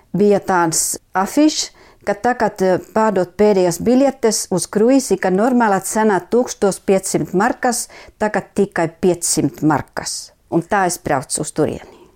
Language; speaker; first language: Latvian; non-native, fluent; Finnish